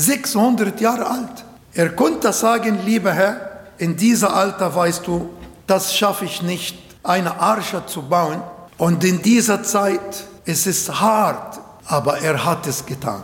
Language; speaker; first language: German; non-native, learner; Arabic